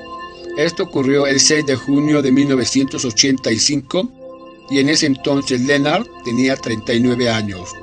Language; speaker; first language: Spanish; native; Spanish